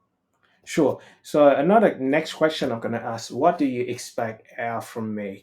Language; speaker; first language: English; non-native, fluent; Vietnamese